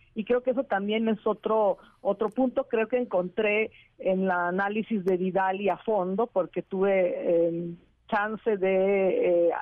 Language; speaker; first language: Spanish; non-native, fluent; Italian